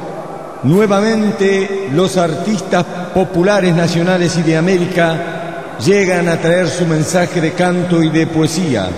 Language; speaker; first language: Spanish; native; Spanish